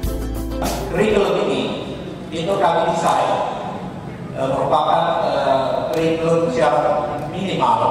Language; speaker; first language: Indonesian; native; Indonesian